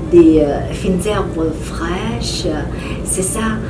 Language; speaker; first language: French; non-native, fluent; Vietnamese